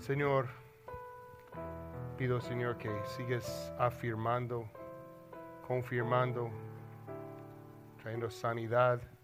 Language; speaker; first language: Spanish; non-native, learner; English